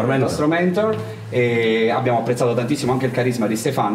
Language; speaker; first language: Italian; native; Italian